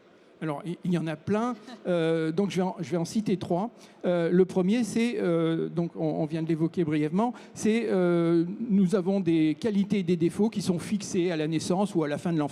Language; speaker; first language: French; native; French